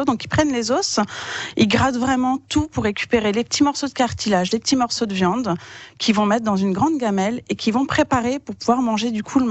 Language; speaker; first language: French; native; French